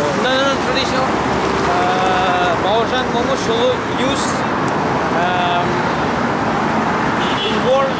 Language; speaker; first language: English; non-native, learner; Kazakh